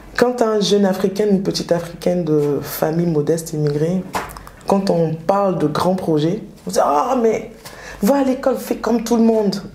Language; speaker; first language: French; early bilingual, other home language; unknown